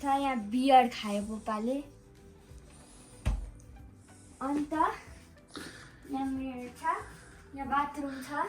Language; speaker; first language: Nepali; non-native, local second language; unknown